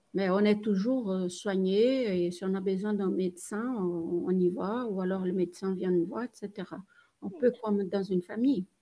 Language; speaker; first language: French; non-native, fluent; Portuguese